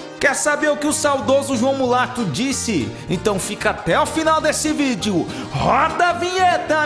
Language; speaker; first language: Portuguese; native; Portuguese